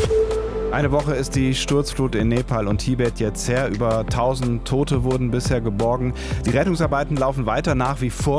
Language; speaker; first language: German; native; German